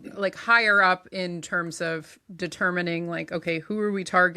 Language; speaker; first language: English; native; English